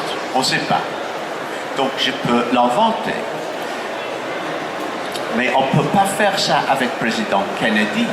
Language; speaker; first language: French; non-native, fluent; English